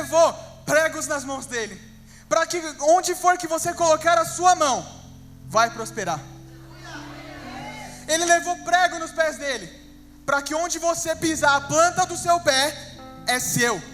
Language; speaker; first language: Portuguese; native; Portuguese